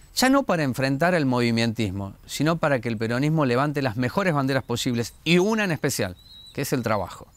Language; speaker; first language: Spanish; native; Spanish